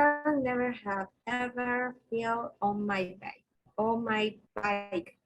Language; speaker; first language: English; non-native, learner; Spanish